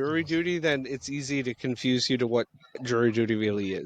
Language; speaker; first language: English; native; English